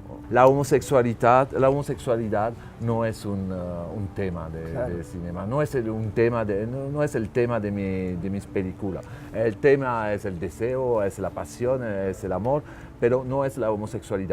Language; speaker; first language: Spanish; non-native, learner; French